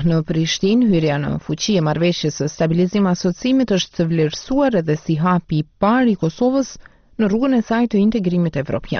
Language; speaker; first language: Albanian; native; Albanian